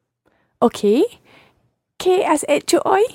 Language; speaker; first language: Spanish; non-native, learner; English